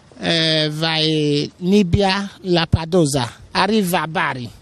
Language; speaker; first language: Italian; non-native, learner; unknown